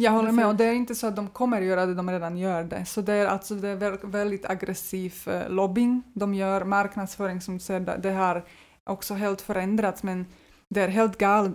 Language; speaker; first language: Swedish; non-native, fluent; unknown